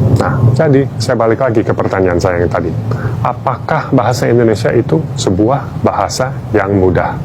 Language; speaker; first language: Indonesian; non-native, fluent; English